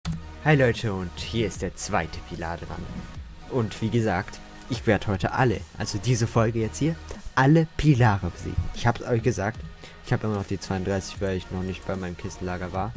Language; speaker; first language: German; native; German